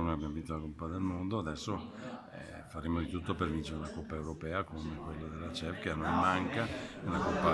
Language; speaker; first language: Italian; native; Italian